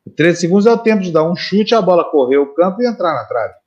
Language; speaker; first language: Portuguese; native; Portuguese